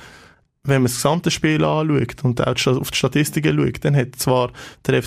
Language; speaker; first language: German; native; German